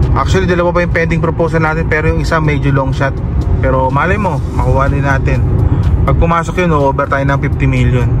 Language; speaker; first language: Filipino; native; Filipino